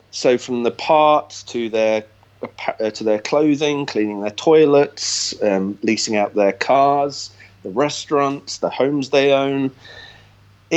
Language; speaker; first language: English; native; English